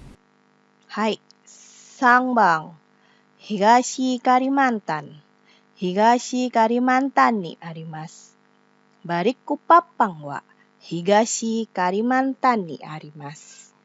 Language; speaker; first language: Japanese; non-native, learner; Indonesian